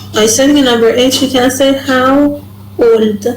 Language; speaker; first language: English; non-native, fluent; Persian